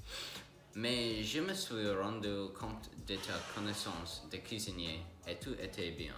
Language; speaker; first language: French; non-native, learner; English